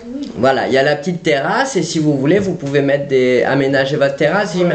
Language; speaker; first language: French; native; French